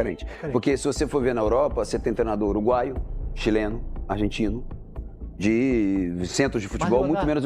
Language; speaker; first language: Portuguese; native; Portuguese